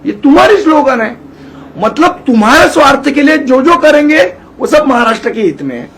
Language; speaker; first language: Hindi; non-native, local second language; Marathi